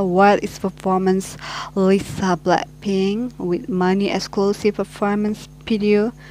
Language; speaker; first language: English; non-native, learner; Indonesian